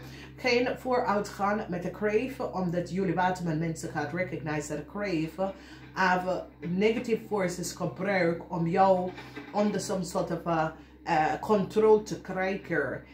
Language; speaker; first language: Dutch; non-native, learner; English